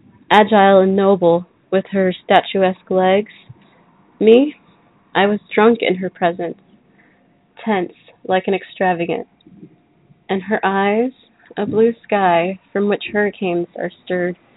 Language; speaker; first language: English; native; English